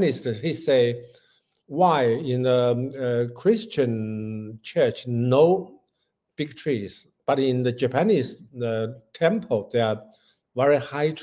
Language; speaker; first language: English; non-native, learner; Chinese